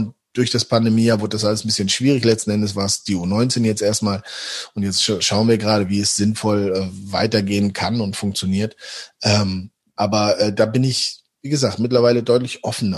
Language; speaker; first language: German; native; German